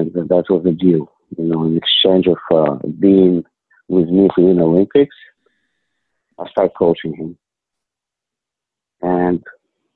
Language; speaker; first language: English; non-native, fluent; Ukrainian